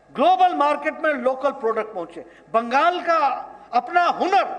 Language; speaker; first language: Hindi; native; Hindi